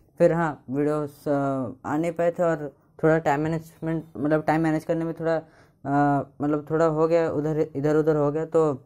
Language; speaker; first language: Hindi; native; Hindi